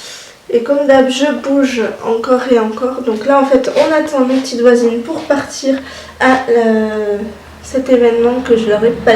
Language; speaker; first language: French; native; French